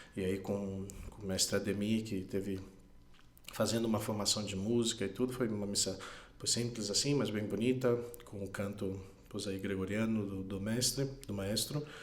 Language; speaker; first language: Portuguese; non-native, fluent; Spanish